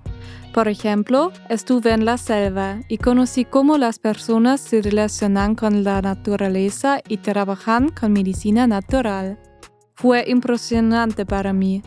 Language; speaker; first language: Spanish; non-native, fluent; German